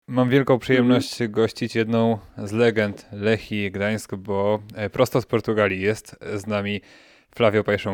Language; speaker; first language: Polish; native; Polish